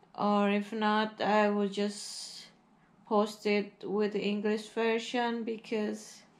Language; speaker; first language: English; non-native, learner; Indonesian